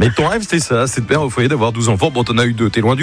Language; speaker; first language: French; native; French